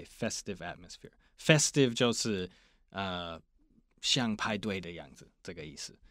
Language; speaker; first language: Chinese; non-native, fluent; English